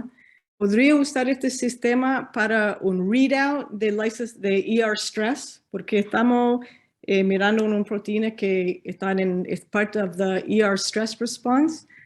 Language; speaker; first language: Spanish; non-native, learner; English